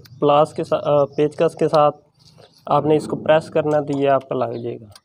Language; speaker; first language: Urdu; non-native, local second language; Punjabi